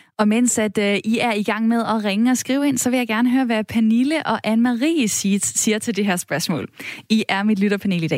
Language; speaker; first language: Danish; native; Danish